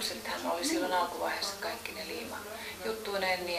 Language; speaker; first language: Finnish; native; Finnish